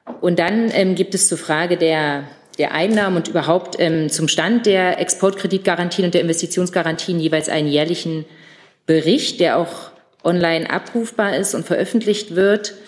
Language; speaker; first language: German; native; German